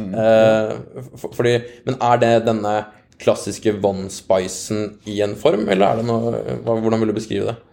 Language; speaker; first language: Norwegian; native; Norwegian